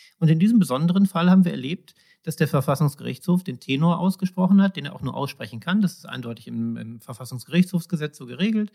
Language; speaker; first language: German; native; German